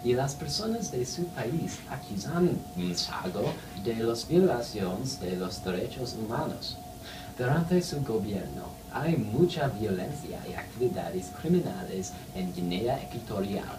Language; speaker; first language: Spanish; non-native, learner; English